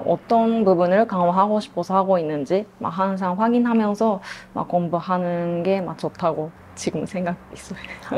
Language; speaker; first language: Korean; non-native, fluent; Japanese